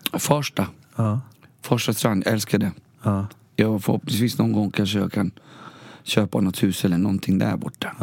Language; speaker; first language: Swedish; early bilingual, other home language; Spanish